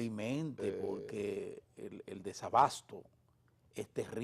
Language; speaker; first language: Spanish; native; Spanish